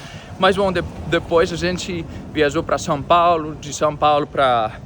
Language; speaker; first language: Portuguese; non-native, fluent; Greek